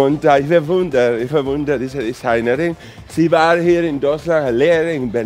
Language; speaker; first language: German; non-native, fluent; Spanish